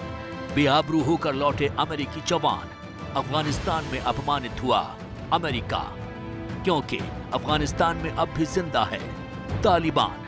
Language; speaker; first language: Hindi; native; Hindi